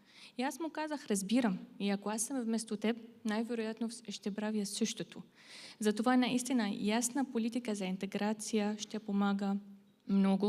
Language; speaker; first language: Bulgarian; non-native, fluent; Arabic